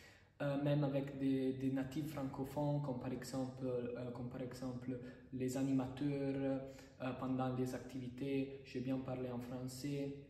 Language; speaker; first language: French; non-native, fluent; Italian